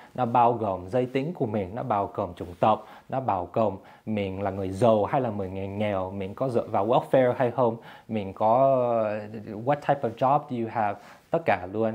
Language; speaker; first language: Vietnamese; early bilingual, heritage; Vietnamese